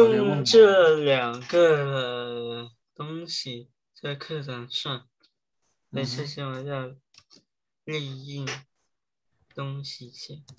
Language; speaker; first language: Chinese; early bilingual, heritage; Chinese